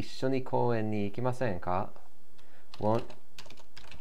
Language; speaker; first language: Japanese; non-native, learner; English